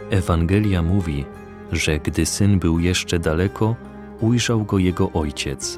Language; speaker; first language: Polish; native; Polish